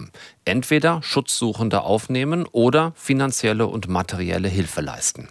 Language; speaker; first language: German; native; German